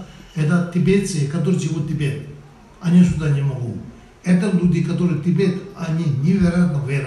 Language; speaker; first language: Russian; non-native, learner; Tibetan